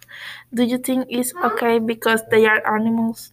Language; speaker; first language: English; non-native, learner; Spanish